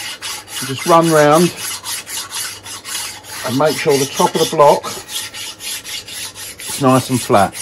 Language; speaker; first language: English; native; English